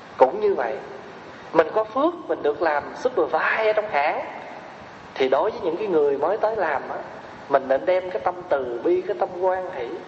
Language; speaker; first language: Vietnamese; native; Vietnamese